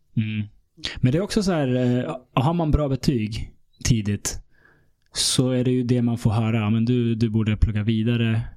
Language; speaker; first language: Swedish; early bilingual, other home language; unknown